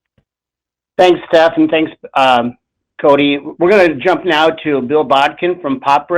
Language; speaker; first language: English; native; English